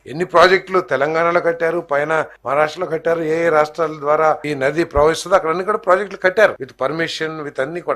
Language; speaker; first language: Telugu; native; Telugu